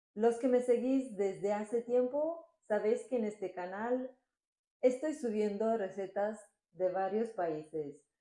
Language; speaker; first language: Spanish; non-native, fluent; Romanian